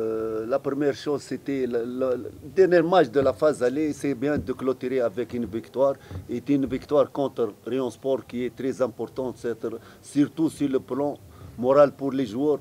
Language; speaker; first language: French; non-native, local second language; Arabic